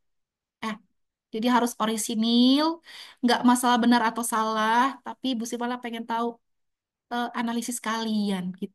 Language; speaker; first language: Indonesian; native; Indonesian